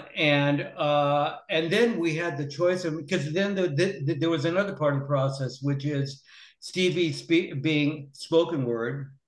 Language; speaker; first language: English; native; English